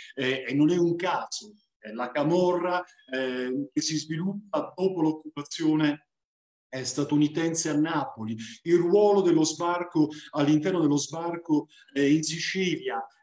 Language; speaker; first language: Italian; native; Italian